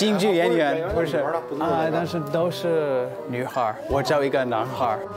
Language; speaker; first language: Chinese; non-native, fluent; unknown